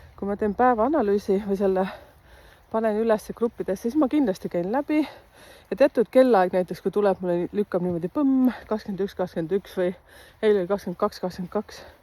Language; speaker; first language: Estonian; native; Estonian